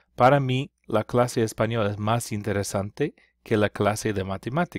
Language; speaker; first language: Spanish; non-native, fluent; English